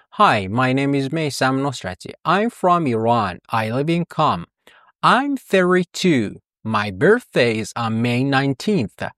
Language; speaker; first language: English; non-native, fluent; Persian